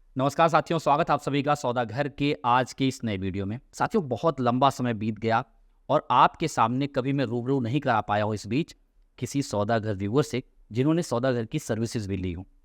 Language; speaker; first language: Hindi; native; Hindi